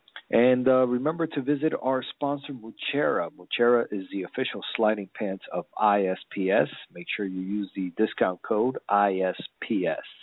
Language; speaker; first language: English; early bilingual, other home language; Spanish